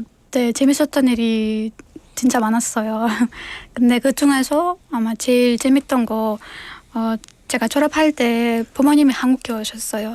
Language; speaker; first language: Korean; non-native, fluent; Kyrgyz